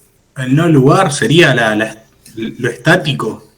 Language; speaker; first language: Spanish; native; Spanish